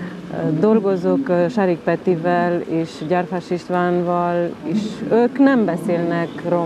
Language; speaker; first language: Hungarian; non-native, local second language; Romanian